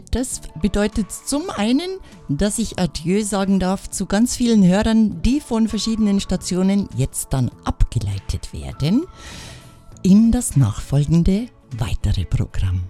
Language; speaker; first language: German; native; German